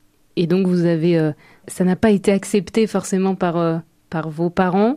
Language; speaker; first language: French; native; French